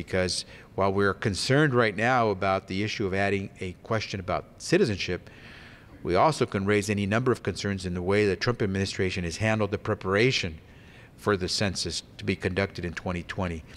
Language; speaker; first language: English; early bilingual, other home language; Spanish